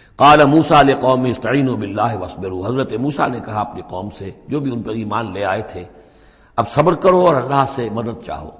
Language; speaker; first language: Urdu; native; Urdu